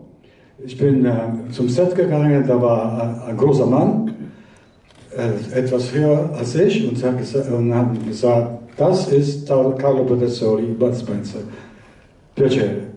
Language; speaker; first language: German; early bilingual, heritage; Italian